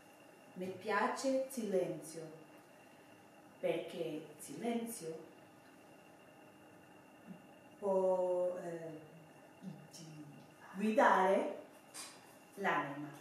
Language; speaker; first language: Italian; non-native, learner; Swedish